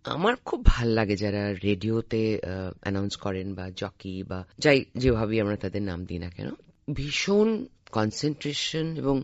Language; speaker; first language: Bangla; native; Bangla